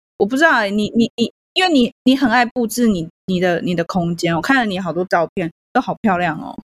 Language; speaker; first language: Chinese; native; Chinese